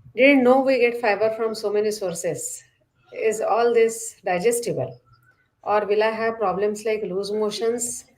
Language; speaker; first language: English; non-native, local second language; Marathi